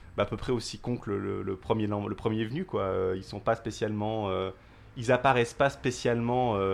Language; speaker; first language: French; native; French